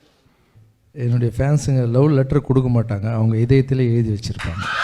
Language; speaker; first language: Tamil; native; Tamil